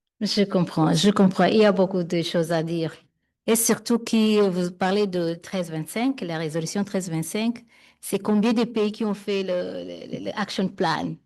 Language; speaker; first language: French; non-native, local second language; Kinyarwanda